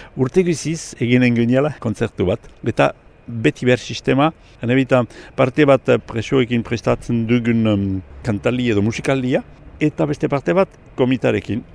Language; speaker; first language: Basque; native; Basque